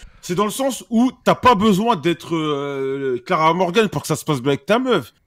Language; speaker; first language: French; native; French